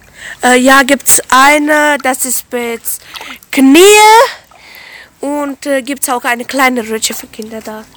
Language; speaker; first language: German; non-native, local second language; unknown